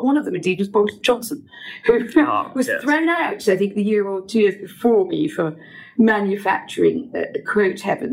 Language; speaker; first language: English; native; English